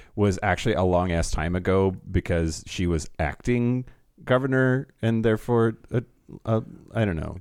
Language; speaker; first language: English; native; English